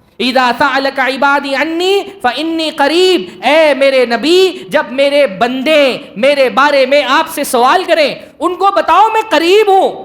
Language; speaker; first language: Urdu; native; Urdu